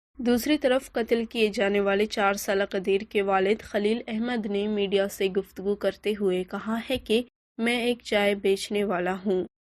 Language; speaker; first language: Urdu; non-native, local second language; Baluchi